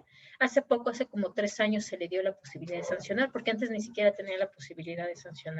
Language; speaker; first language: Spanish; native; Spanish